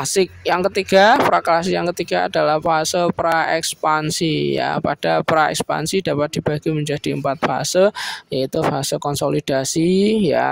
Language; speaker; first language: Indonesian; native; Indonesian